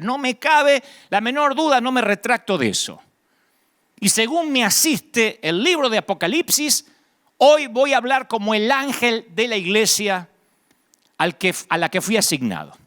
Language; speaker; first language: Spanish; native; Spanish